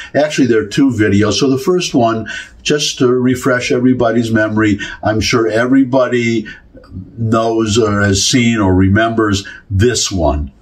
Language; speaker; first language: English; native; English